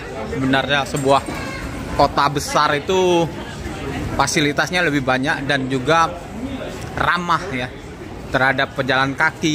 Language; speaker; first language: Indonesian; native; Indonesian